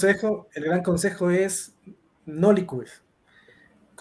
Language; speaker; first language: Spanish; native; Spanish